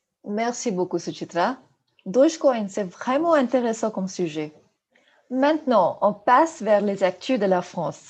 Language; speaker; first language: French; non-native, fluent; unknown